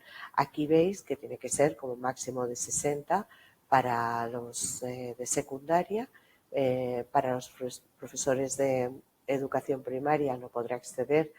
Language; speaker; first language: Spanish; native; Spanish